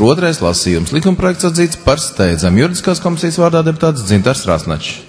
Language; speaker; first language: Latvian; native; Latvian